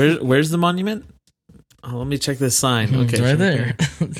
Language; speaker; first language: English; native; English